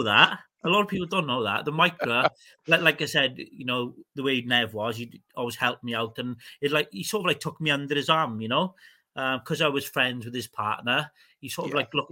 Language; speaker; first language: English; native; English